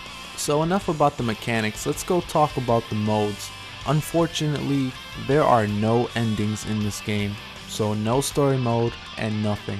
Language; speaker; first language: English; native; English